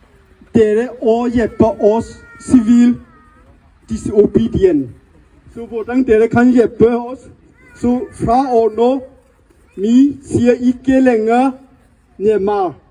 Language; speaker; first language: Danish; non-native, learner; Burmese